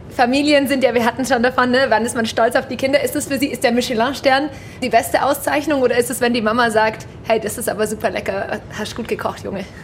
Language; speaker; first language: German; native; German